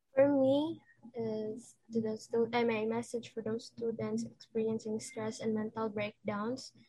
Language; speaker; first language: English; non-native, local second language; Cebuano